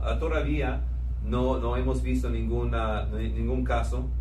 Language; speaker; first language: Spanish; non-native, fluent; English